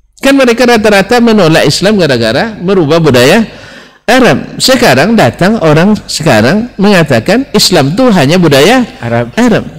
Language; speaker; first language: Indonesian; non-native, local second language; Minangkabau